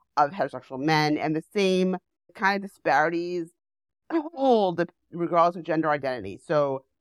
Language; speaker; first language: English; native; English